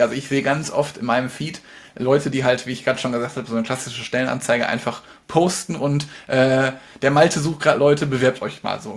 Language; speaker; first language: German; native; German